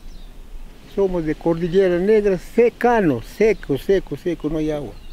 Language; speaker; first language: Spanish; native; Spanish